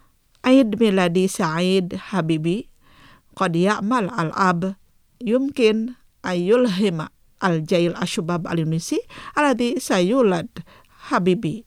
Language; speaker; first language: Arabic; non-native, fluent; Indonesian